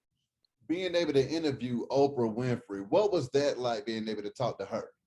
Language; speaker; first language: English; native; English